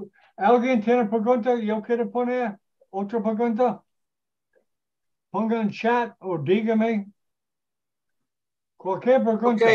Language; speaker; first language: Spanish; non-native, learner; English